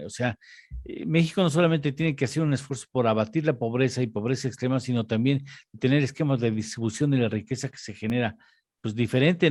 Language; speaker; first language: Spanish; native; Spanish